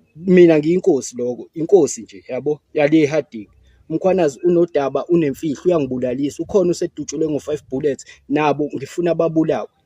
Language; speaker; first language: Zulu; native; Zulu